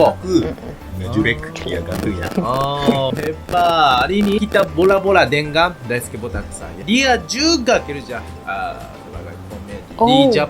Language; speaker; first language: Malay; non-native, learner; Japanese